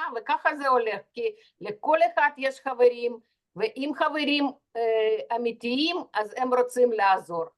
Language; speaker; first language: Hebrew; non-native, fluent; Russian